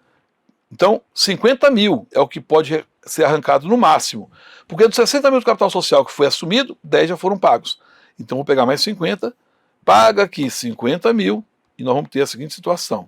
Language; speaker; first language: Portuguese; native; Portuguese